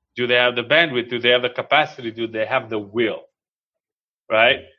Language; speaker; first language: English; non-native, fluent; Hebrew